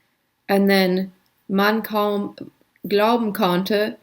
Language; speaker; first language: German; non-native, fluent; English